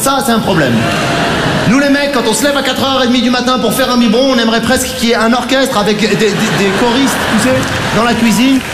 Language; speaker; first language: French; native; French